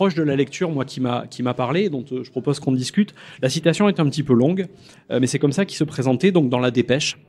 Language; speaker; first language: French; native; French